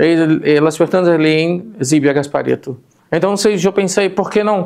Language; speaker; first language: Spanish; non-native, fluent; Portuguese